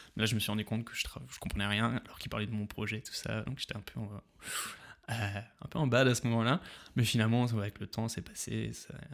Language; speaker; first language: French; native; French